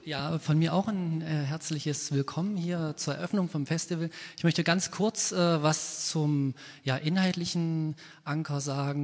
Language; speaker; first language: German; native; German